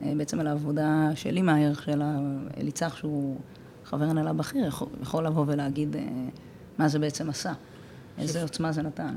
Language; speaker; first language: Hebrew; native; Hebrew